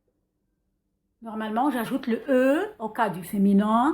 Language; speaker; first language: French; non-native, fluent; Arabic